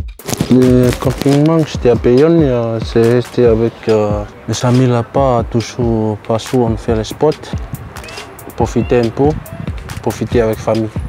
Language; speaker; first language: French; non-native, learner; Tongan